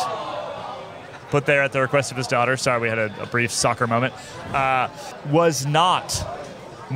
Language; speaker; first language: English; native; English